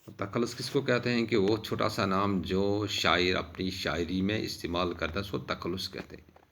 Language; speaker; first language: Urdu; non-native, local second language; Kashmiri